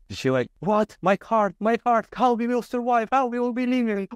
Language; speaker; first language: English; non-native, fluent; Ukrainian